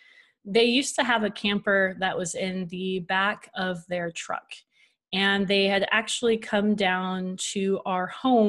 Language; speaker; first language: English; native; English